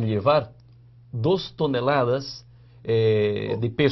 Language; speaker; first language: Spanish; non-native, fluent; Portuguese